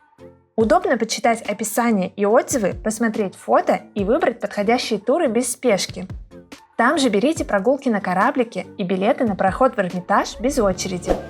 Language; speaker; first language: Russian; native; Russian